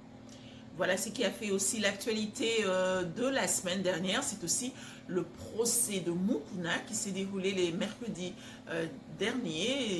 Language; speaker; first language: French; non-native, local second language; Lingala